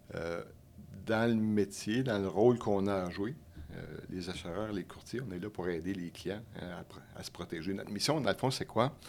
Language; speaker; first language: French; native; French